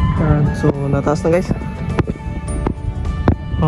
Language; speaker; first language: Filipino; native; Filipino